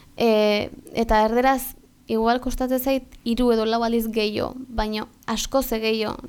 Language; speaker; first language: Basque; native; Basque